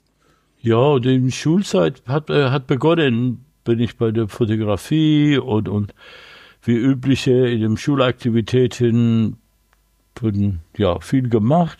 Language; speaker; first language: German; non-native, learner; Persian